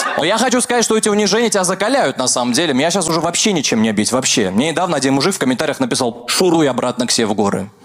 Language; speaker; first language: Russian; early bilingual, other home language; Armenian